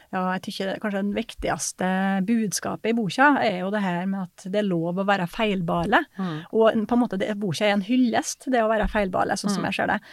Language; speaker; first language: Norwegian; native; Norwegian